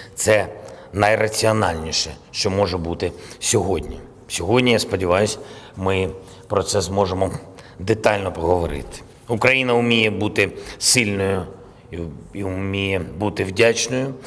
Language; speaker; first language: Ukrainian; non-native, local second language; Russian